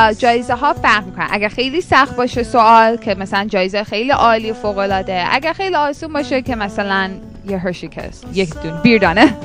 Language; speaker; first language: Persian; early bilingual, heritage; Persian